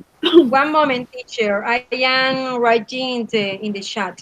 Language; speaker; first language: English; non-native, learner; Spanish